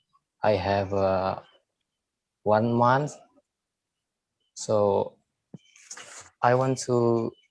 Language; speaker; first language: English; non-native, learner; Indonesian